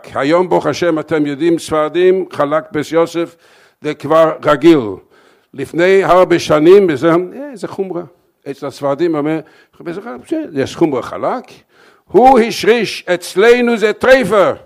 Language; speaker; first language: Hebrew; non-native, fluent; English